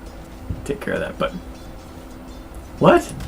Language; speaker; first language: English; native; English